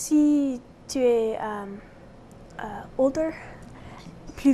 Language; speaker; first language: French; non-native, local second language; English